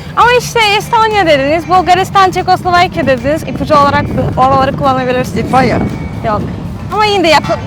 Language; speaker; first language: Turkish; non-native, fluent; Russian